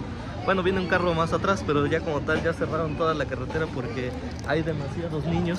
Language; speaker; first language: Spanish; native; Spanish